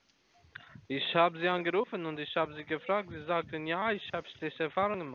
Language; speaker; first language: German; non-native, learner; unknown